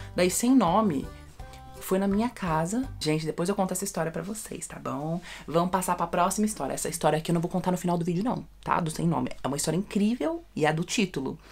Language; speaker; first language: Portuguese; early bilingual, heritage; Portuguese